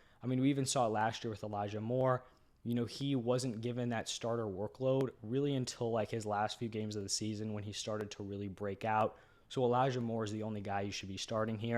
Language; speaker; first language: English; native; English